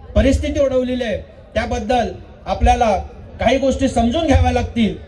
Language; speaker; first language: Marathi; native; Marathi